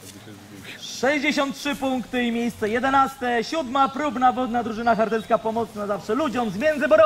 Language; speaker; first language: Polish; native; Polish